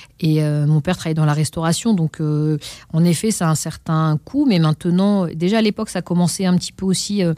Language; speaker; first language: French; native; French